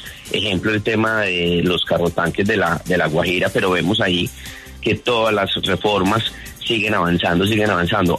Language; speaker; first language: Spanish; native; Spanish